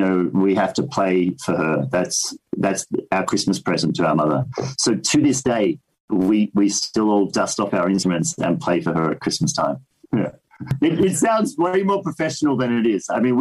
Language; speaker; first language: English; native; English